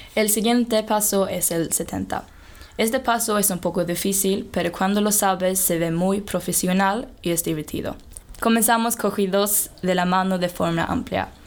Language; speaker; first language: Spanish; non-native, fluent; Swedish